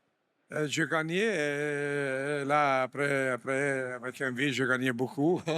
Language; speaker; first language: French; non-native, fluent; Italian